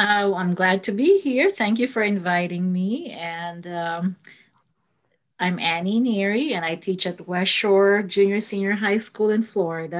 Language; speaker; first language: English; non-native, local second language; Filipino